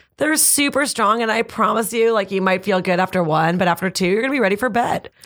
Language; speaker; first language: English; native; English